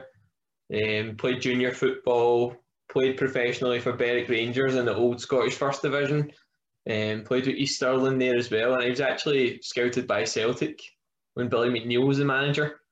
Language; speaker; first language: English; native; English